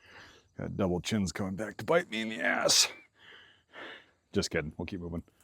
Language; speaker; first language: English; native; English